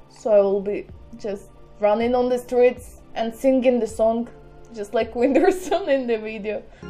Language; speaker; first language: English; non-native, fluent; Russian